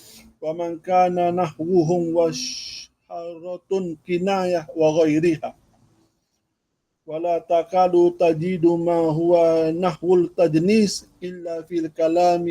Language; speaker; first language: Arabic; non-native, fluent; Malay